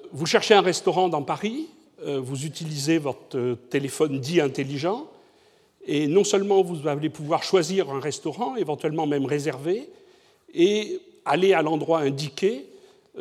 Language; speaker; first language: French; native; French